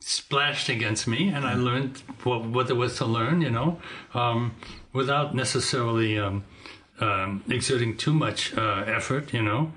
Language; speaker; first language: English; native; English